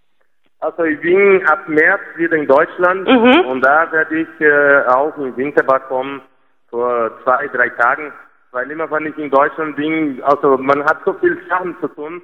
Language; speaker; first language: German; non-native, fluent; Portuguese